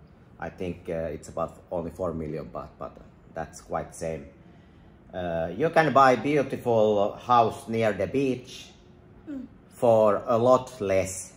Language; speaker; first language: English; non-native, fluent; Finnish